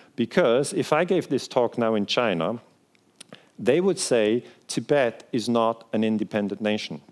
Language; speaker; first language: English; non-native, fluent; Swiss German